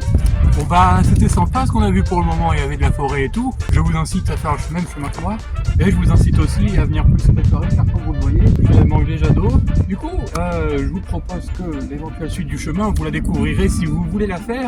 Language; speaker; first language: French; native; French